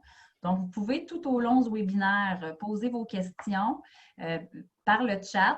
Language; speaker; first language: French; native; French